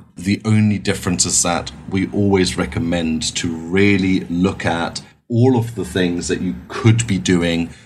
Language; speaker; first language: English; non-native, fluent; German